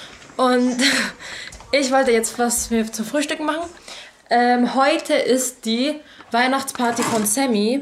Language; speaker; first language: German; native; German